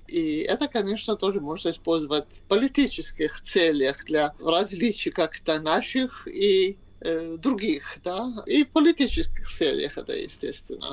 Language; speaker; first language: Russian; non-native, fluent; Swedish